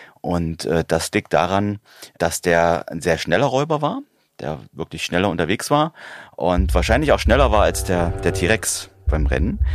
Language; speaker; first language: German; native; German